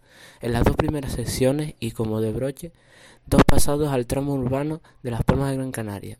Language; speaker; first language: Spanish; native; Spanish